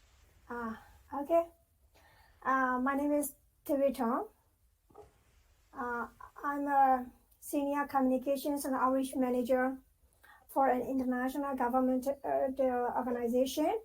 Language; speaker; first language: English; non-native, fluent; Burmese